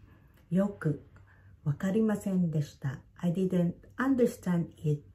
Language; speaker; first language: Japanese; non-native, fluent; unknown